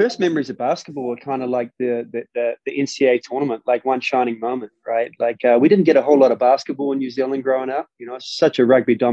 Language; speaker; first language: English; native; English